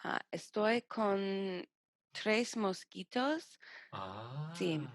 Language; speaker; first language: Spanish; non-native, learner; English